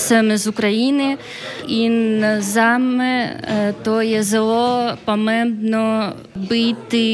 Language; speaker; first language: Slovenian; non-native, learner; Ukrainian